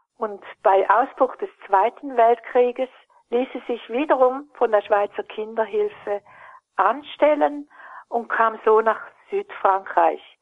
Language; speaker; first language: German; native; German